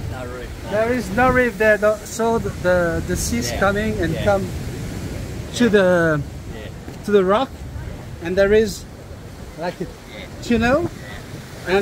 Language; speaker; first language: English; non-native, fluent; French